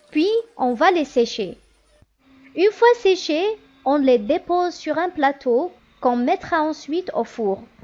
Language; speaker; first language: French; non-native, local second language; Kabyle